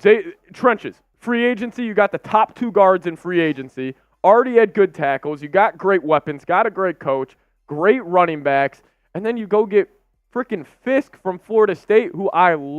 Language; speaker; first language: English; native; English